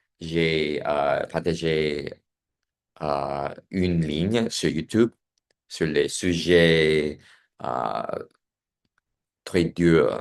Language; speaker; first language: French; non-native, learner; English